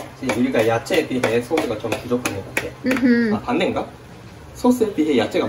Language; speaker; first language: Korean; non-native, fluent; Japanese